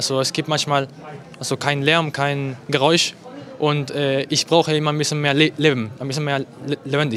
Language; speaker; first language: German; non-native, learner; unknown